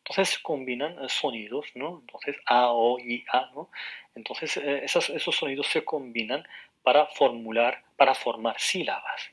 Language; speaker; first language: Spanish; non-native, fluent; Arabic